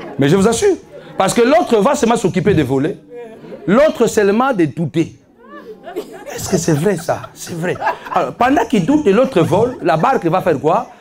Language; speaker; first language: French; non-native, fluent; Lingala